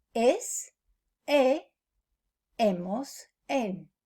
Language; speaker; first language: Spanish; non-native, fluent; English